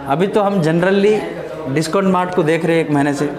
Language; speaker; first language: Hindi; non-native, local second language; Telugu